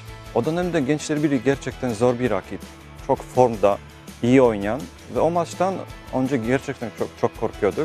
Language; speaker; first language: Turkish; early bilingual, heritage; Turkish